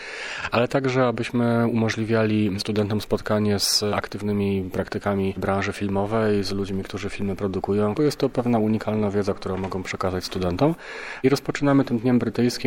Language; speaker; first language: Polish; native; Polish